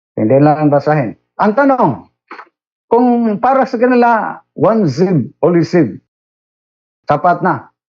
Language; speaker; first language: Filipino; non-native, local second language; Cebuano